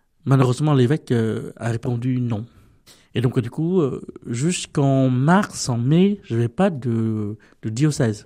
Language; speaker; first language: French; non-native, fluent; Vietnamese